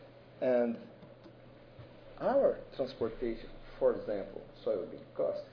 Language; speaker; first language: English; non-native, learner; Portuguese